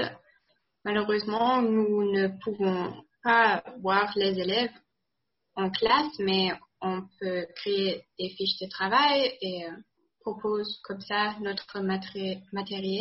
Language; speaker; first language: French; non-native, fluent; German